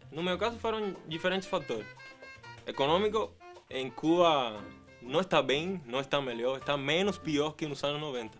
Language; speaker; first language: Portuguese; non-native, fluent; Spanish